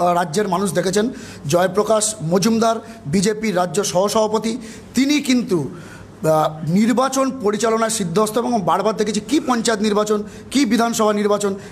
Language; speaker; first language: Bangla; native; Bangla